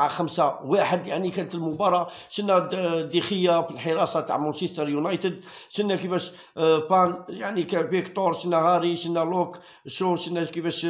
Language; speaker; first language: Arabic; native; Arabic